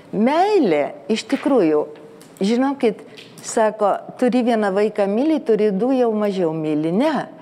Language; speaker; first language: Lithuanian; early bilingual, heritage; Lithuanian